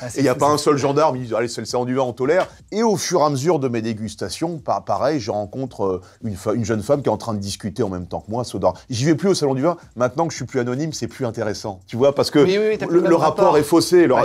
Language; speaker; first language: French; native; French